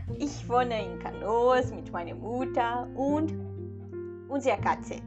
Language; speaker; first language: German; non-native, learner; Portuguese